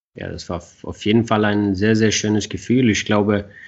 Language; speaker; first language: German; non-native, fluent; Swedish